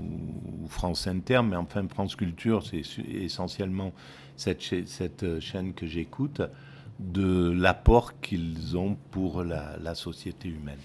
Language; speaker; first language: French; native; French